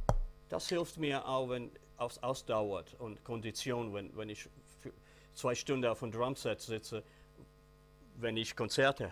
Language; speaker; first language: German; non-native, learner; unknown